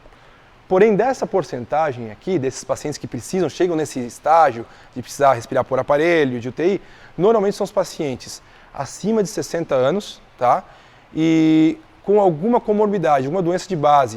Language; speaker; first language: Portuguese; native; Portuguese